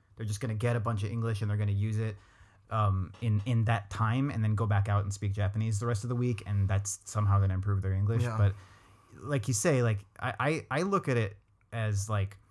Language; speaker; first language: English; native; English